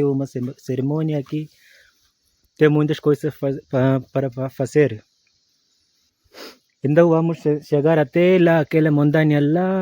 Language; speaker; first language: Portuguese; non-native, learner; Malayalam